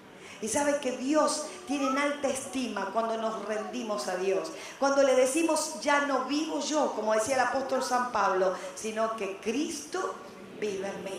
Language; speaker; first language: Spanish; native; Spanish